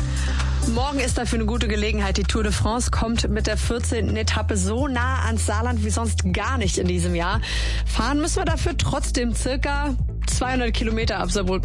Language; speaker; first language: German; native; German